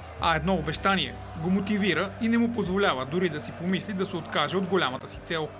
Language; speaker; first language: Bulgarian; native; Bulgarian